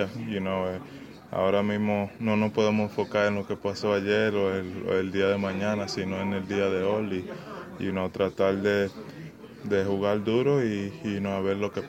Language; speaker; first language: Spanish; early bilingual, heritage; Spanish